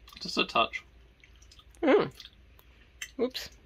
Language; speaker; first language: English; native; English